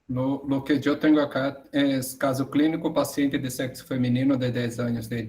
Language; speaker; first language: Spanish; native; Spanish